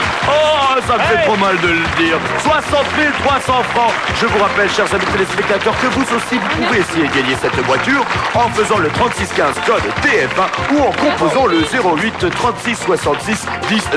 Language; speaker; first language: French; native; French